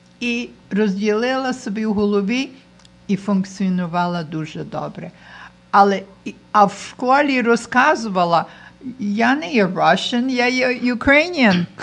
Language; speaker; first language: Ukrainian; early bilingual, heritage; Ukrainian